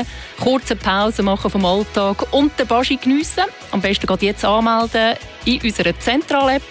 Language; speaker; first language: German; native; German